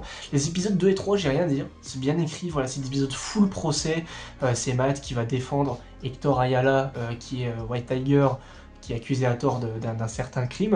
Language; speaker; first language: French; native; French